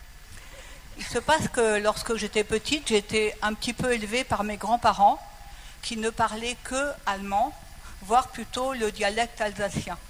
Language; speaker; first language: French; native; French